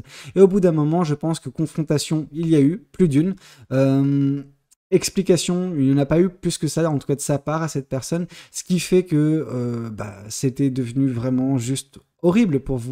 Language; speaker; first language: French; native; French